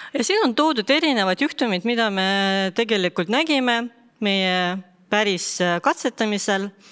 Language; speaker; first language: Estonian; non-native, local second language; Russian